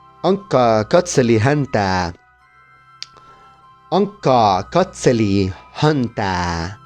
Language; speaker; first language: Finnish; non-native, learner; Spanish